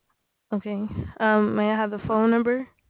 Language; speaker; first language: English; native; English